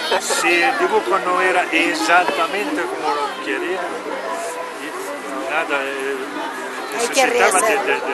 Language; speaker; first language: Spanish; non-native, learner; Italian